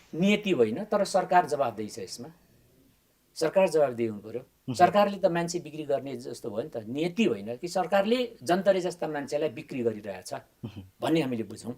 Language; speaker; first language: Nepali; non-native, local second language; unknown